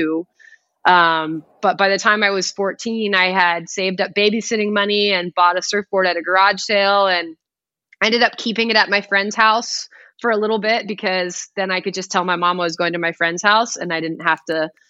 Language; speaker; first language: English; native; English